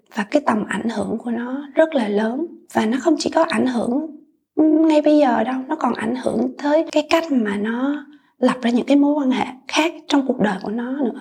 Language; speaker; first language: Vietnamese; native; Vietnamese